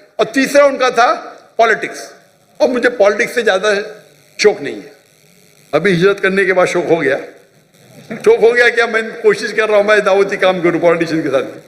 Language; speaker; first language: Urdu; non-native, local second language; Konkani